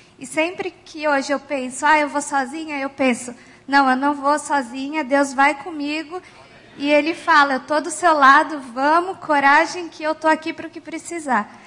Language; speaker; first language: Portuguese; native; Portuguese